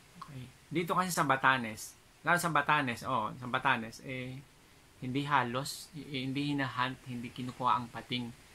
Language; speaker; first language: Filipino; non-native, local second language; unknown